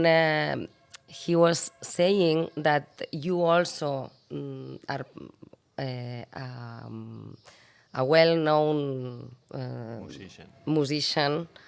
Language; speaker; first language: English; non-native, fluent; Catalan